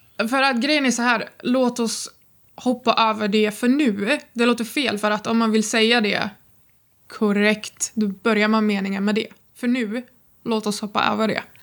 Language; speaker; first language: Swedish; non-native, fluent; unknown